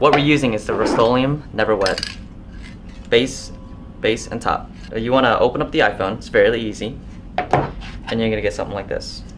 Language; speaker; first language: English; native; English